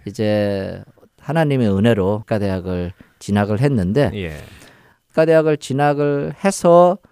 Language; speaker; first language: Korean; native; Korean